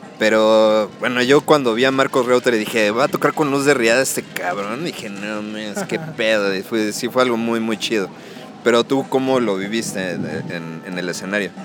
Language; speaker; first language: Spanish; native; Spanish